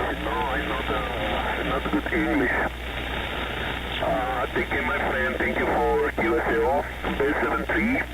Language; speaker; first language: English; non-native, learner; Spanish